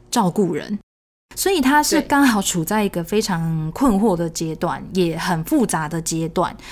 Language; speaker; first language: Chinese; native; Chinese